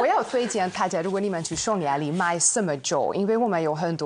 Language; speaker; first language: Chinese; non-native, fluent; Hungarian